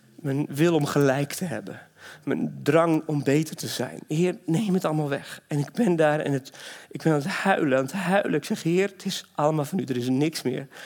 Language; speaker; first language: Dutch; native; Dutch